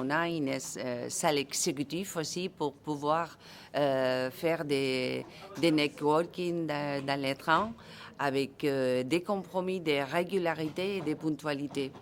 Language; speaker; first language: French; non-native, fluent; Spanish